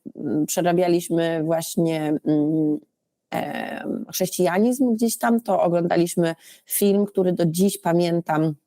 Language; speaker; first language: Polish; early bilingual, other home language; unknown